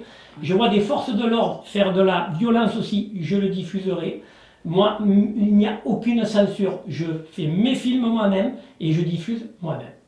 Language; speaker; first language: French; native; French